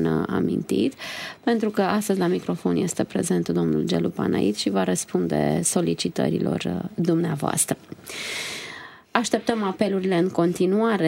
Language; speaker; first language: Romanian; native; Romanian